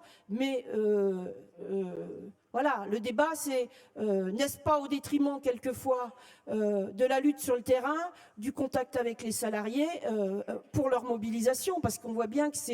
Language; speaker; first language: French; native; French